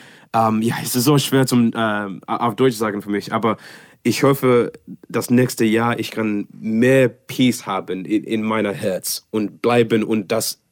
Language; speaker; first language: German; non-native, learner; English